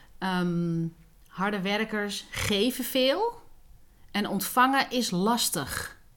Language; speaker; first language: Dutch; early bilingual, other home language; Spanish